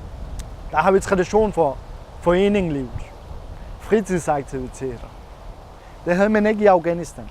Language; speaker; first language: Danish; non-native, fluent; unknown